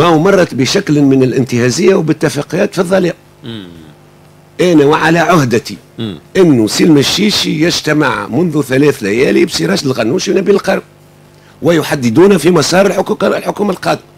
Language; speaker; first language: Arabic; native; Arabic